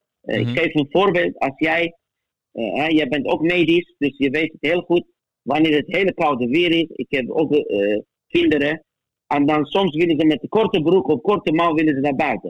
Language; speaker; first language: Dutch; non-native, fluent; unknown